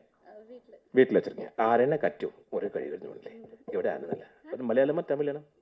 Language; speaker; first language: Tamil; native; Tamil